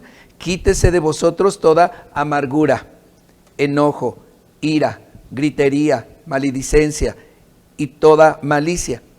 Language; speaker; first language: Spanish; native; Spanish